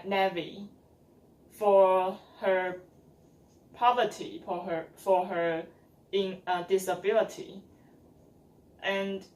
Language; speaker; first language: English; non-native, learner; Chinese